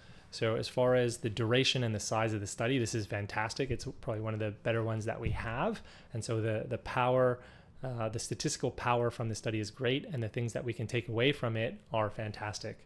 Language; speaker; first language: English; native; English